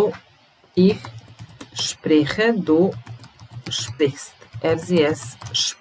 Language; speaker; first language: German; non-native, fluent; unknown